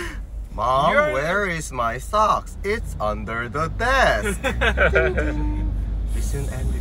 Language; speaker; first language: English; non-native, learner; Korean